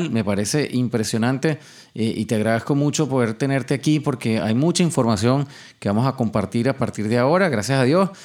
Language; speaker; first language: Spanish; native; Spanish